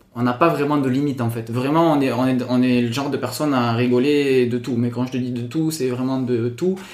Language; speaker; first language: French; native; French